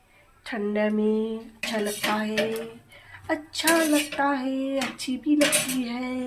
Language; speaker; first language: Hindi; non-native, local second language; Bangla